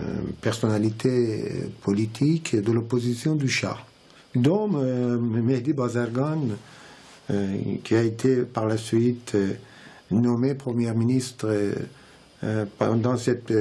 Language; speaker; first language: French; non-native, fluent; Persian